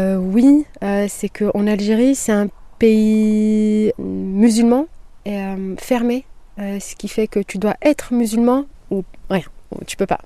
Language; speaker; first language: French; non-native, local second language; Kabyle